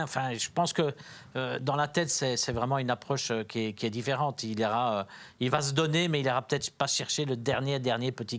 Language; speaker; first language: French; native; French